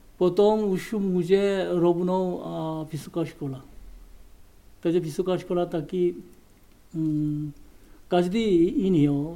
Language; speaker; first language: Czech; non-native, learner; Korean